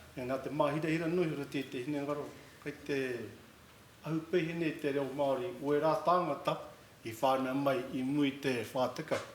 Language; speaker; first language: Māori; native; Māori